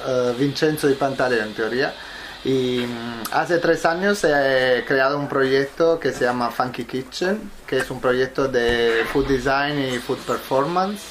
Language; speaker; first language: Spanish; non-native, fluent; Italian